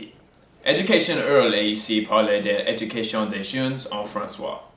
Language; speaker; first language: French; non-native, learner; English